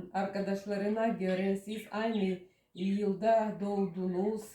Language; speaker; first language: Turkish; non-native, learner; Russian